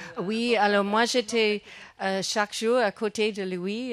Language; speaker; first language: French; non-native, fluent; English